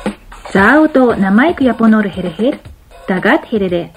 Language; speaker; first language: Mongolian; non-native, fluent; Japanese